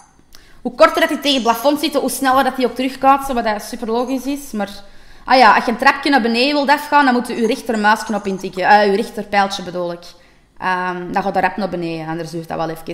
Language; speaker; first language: Dutch; native; Dutch